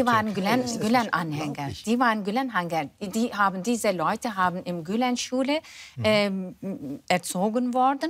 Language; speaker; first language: German; non-native, fluent; Turkish